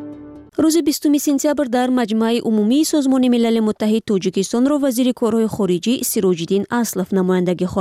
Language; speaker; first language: Persian; native; Persian